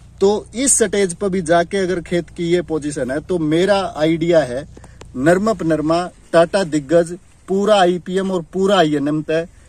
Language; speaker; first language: Hindi; native; Hindi